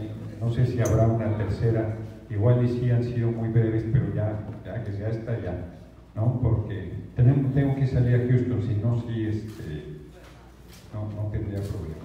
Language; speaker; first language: Spanish; native; Spanish